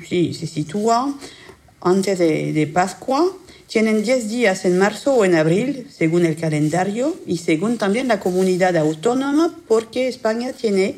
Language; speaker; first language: Spanish; non-native, fluent; French